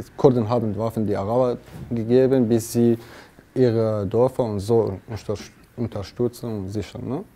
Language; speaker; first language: German; non-native, learner; Kurdish